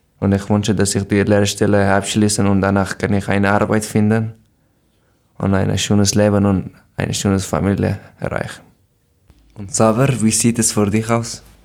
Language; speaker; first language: German; non-native, learner; Persian